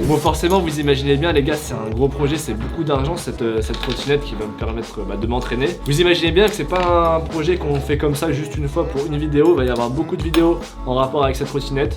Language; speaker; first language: French; native; French